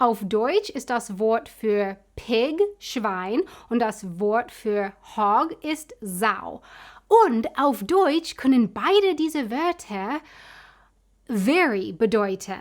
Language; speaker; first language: German; non-native, fluent; English